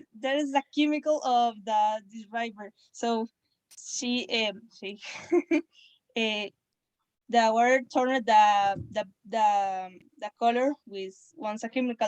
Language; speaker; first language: English; non-native, learner; Spanish